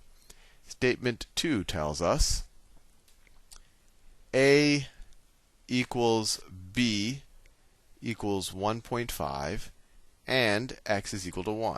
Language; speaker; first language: English; native; English